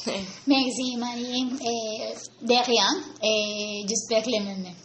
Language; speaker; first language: French; non-native, learner; Spanish